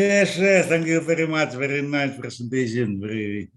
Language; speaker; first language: English; non-native, learner; Indonesian